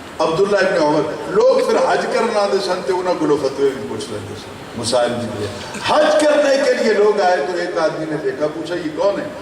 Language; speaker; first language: Urdu; non-native, local second language; Saraiki